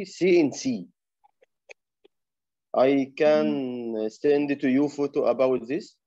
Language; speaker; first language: English; non-native, learner; Arabic